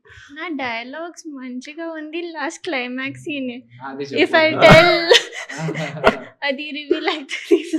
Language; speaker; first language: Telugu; non-native, learner; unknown